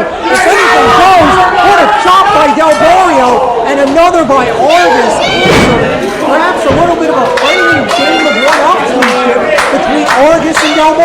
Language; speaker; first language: English; native; English